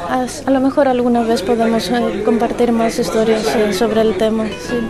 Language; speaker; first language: Spanish; non-native, fluent; Greek